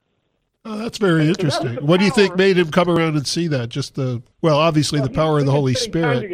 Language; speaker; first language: English; native; English